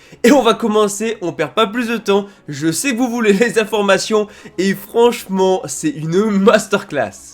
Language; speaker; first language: French; native; French